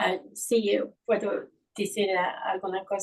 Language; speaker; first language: Spanish; non-native, fluent; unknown